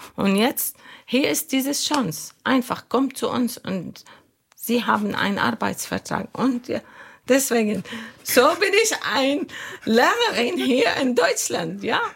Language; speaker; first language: German; non-native, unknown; Arabic